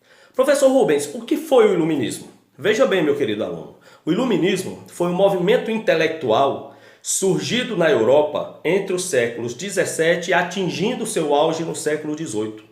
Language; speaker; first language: Portuguese; native; Portuguese